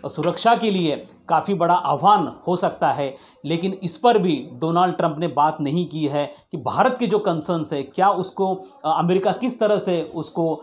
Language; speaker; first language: Hindi; non-native, local second language; Marathi